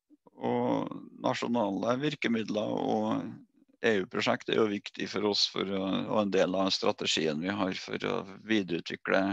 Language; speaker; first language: Norwegian; native; Norwegian